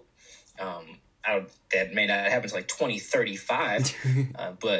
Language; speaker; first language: English; native; English